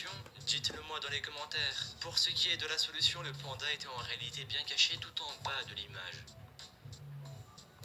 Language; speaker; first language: French; native; French